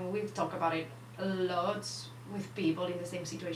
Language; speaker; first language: English; non-native, fluent; Spanish